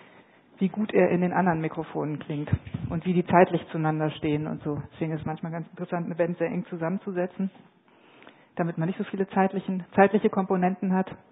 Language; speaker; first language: German; native; German